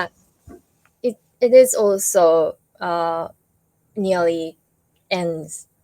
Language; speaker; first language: English; non-native, learner; Japanese